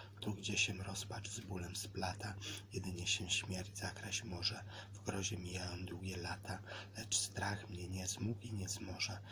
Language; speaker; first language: Polish; native; Polish